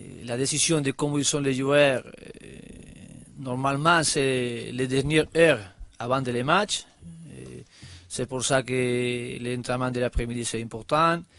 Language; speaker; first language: French; non-native, learner; Spanish